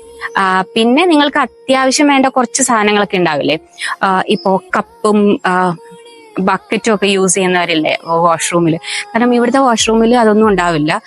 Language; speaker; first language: Malayalam; native; Malayalam